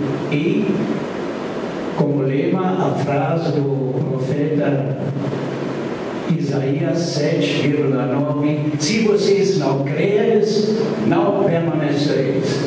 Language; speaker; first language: Portuguese; non-native, fluent; German